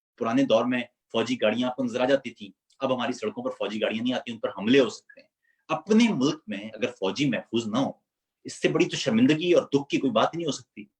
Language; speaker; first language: Urdu; non-native, local second language; Punjabi